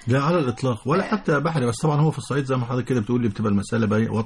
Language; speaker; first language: Arabic; native; Arabic